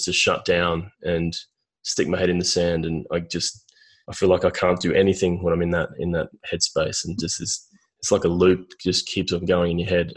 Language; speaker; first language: English; native; English